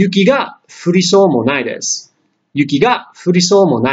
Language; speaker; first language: Japanese; non-native, fluent; English